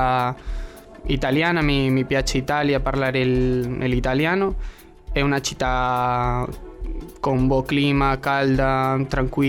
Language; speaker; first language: Italian; non-native, learner; Spanish